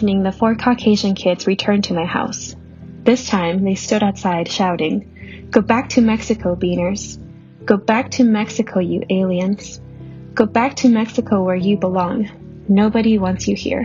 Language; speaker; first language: English; early bilingual, other home language; Spanish